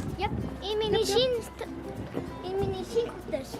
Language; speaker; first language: Mongolian; early bilingual, heritage; Mongolian